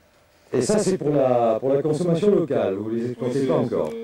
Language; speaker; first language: French; native; French